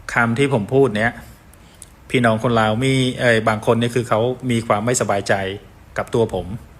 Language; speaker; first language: Thai; non-native, fluent; Khmer